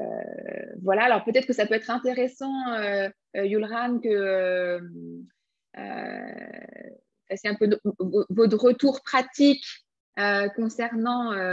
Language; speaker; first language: French; native; French